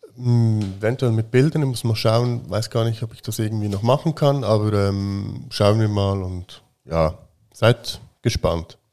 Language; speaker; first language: German; native; German